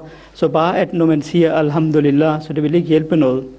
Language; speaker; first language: Danish; non-native, fluent; Urdu